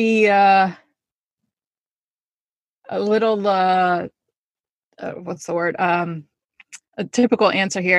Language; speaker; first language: English; native; English